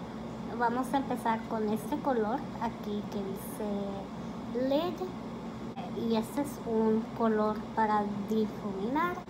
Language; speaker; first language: Spanish; early bilingual, heritage; Spanish